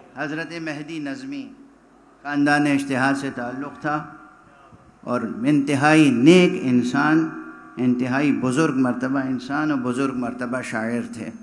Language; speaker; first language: Urdu; native; Urdu